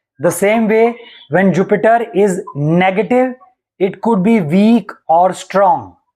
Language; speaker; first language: English; non-native, local second language; Hindi